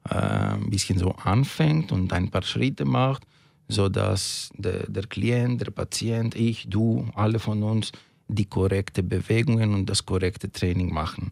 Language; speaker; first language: German; non-native, fluent; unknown